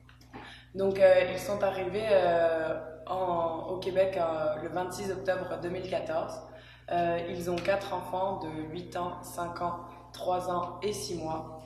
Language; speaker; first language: French; native; French